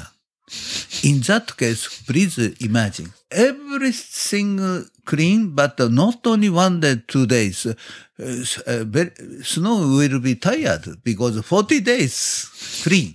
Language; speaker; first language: English; non-native, learner; Japanese